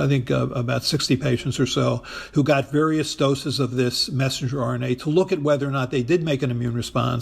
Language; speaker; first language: English; native; English